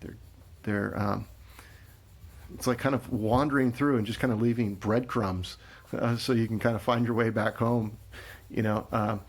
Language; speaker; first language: English; native; English